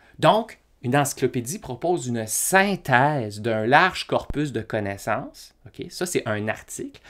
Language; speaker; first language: French; native; French